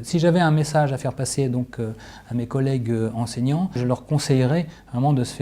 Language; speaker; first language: French; native; French